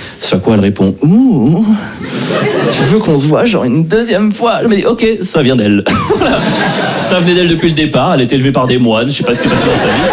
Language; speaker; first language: French; native; French